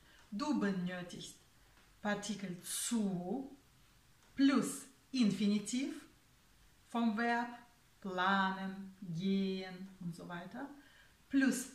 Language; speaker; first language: German; non-native, fluent; Russian